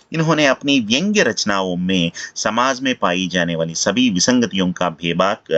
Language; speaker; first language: Hindi; non-native, local second language; Telugu